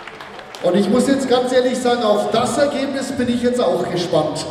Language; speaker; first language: German; native; German